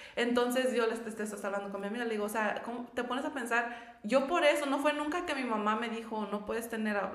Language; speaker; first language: Spanish; native; Spanish